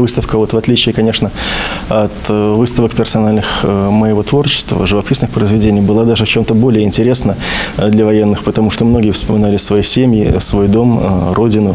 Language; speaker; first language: Russian; native; Russian